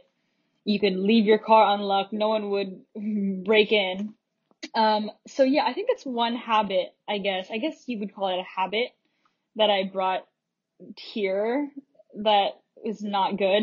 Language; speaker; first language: English; native; English